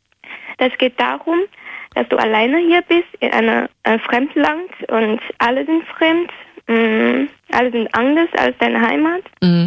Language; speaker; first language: German; non-native, fluent; Chinese